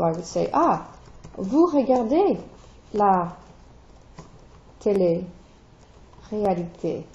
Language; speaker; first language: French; non-native, fluent; English